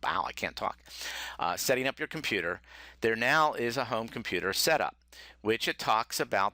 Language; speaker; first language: English; native; English